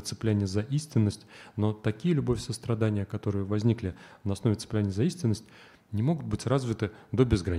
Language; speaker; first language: Russian; native; Russian